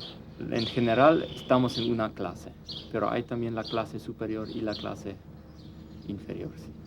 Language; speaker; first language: Spanish; early bilingual, heritage; Plautdietsch